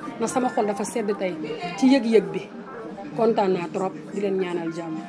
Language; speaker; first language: Wolof; native; Wolof